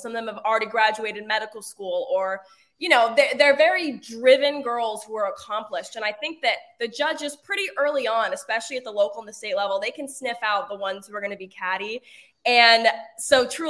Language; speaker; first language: English; native; English